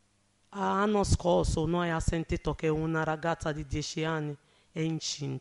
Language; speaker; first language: Italian; non-native, learner; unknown